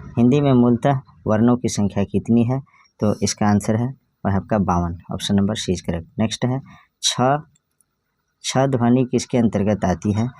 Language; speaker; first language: Hindi; native; Hindi